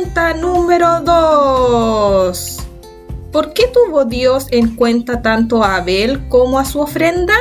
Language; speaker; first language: Spanish; native; Spanish